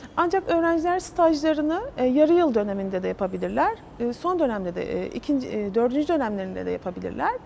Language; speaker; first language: Turkish; native; Turkish